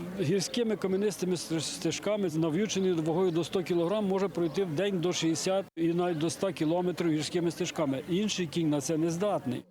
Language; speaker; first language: Ukrainian; native; Ukrainian